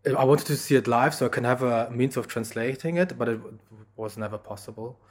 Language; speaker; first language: English; non-native, fluent; German